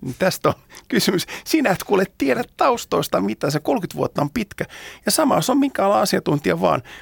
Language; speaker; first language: Finnish; native; Finnish